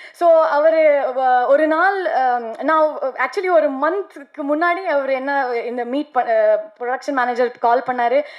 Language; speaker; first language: Tamil; non-native, learner; Kannada